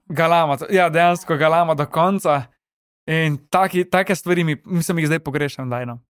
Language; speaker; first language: Slovenian; native; Slovenian